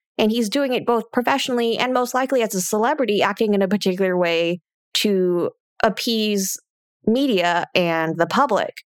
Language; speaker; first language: English; native; English